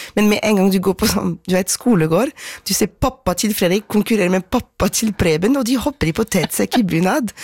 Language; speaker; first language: Norwegian; non-native, fluent; French